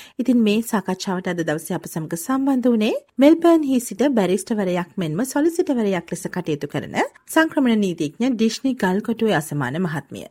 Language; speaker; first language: Sinhala; native; Sinhala